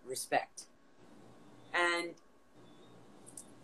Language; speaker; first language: English; native; English